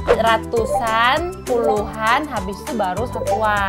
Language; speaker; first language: Indonesian; non-native, fluent; Korean